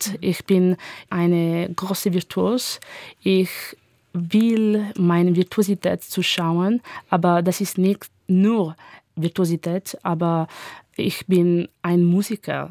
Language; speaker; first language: German; non-native, learner; Italian